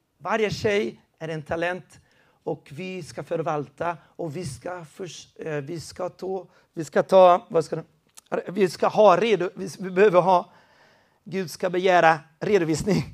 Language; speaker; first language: Swedish; non-native, fluent; Spanish